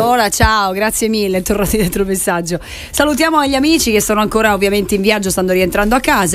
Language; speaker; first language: Italian; native; Italian